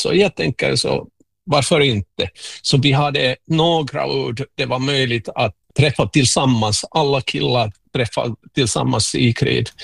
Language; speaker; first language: Swedish; non-native, local second language; Finnish